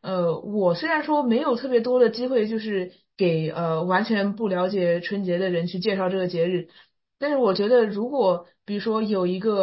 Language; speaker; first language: Chinese; early bilingual, other home language; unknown